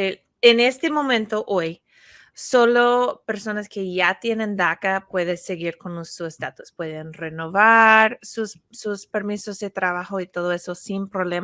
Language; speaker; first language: Spanish; non-native, fluent; English